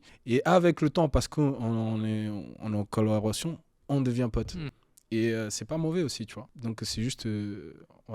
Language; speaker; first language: French; native; French